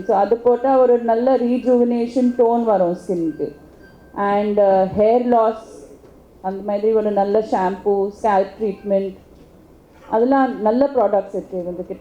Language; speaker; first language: Tamil; non-native, local second language; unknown